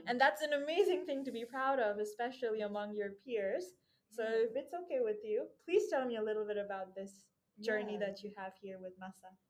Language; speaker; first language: English; non-native, local second language; Nepali